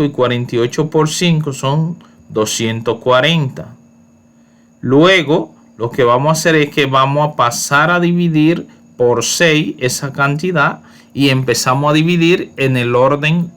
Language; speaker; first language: Spanish; native; Spanish